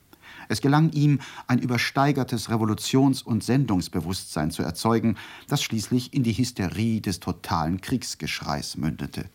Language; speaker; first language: German; native; German